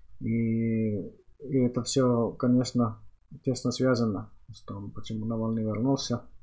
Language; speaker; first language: Russian; non-native, fluent; Finnish